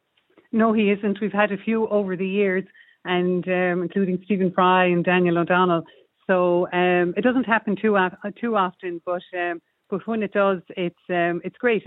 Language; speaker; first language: English; native; English